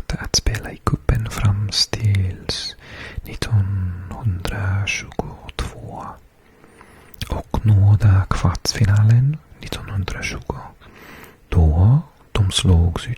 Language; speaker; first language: Swedish; non-native, fluent; English